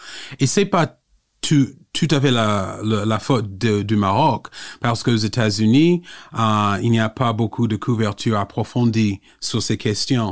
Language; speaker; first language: French; non-native, fluent; English